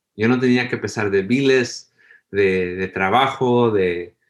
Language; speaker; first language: Spanish; early bilingual, heritage; Spanish